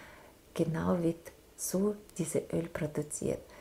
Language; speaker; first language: German; non-native, fluent; Russian